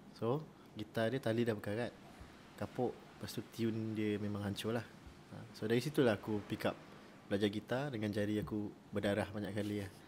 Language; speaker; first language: Malay; native; Malay